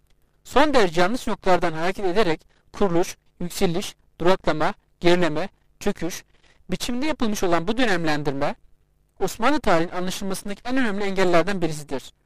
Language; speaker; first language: Turkish; native; Turkish